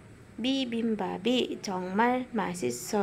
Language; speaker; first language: Korean; non-native, fluent; Indonesian